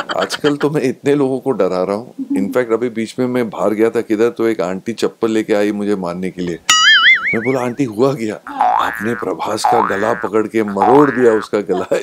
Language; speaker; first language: Hindi; native; Hindi